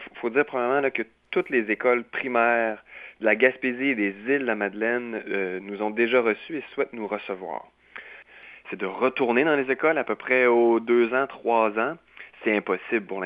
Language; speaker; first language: French; native; French